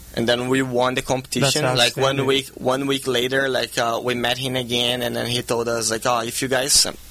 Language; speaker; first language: English; non-native, fluent; Portuguese